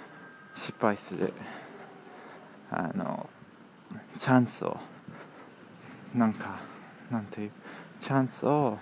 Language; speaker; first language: Japanese; non-native, learner; English